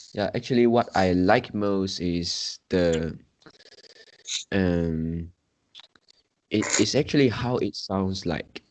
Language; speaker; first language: English; non-native, local second language; Chinese